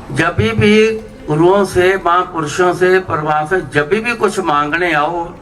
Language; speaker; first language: Hindi; non-native, local second language; Punjabi